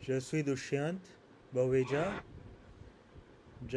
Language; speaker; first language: French; non-native, learner; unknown